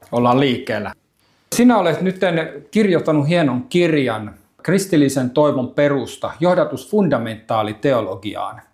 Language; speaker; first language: Finnish; native; Finnish